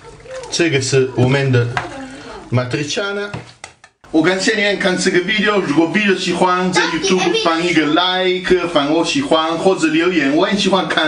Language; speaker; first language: Chinese; non-native, fluent; Italian